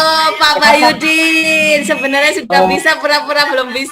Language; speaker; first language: Indonesian; native; Indonesian